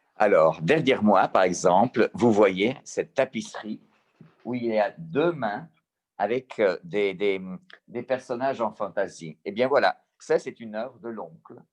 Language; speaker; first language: French; early bilingual, heritage; Italian